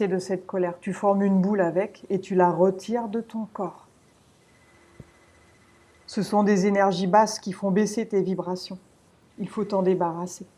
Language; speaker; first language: French; native; French